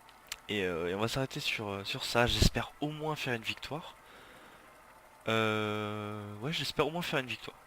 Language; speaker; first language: French; native; French